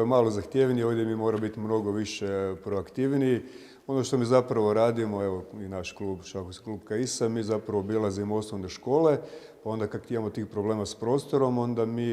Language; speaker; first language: Croatian; native; Croatian